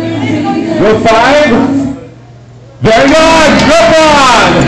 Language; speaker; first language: English; non-native, local second language; Filipino